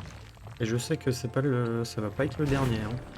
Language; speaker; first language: French; native; French